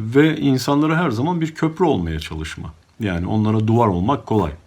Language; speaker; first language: Turkish; native; Turkish